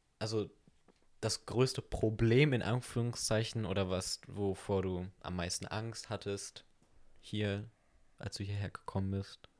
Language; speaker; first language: German; native; German